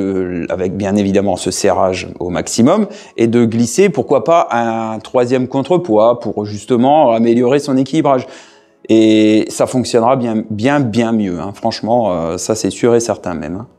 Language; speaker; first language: French; native; French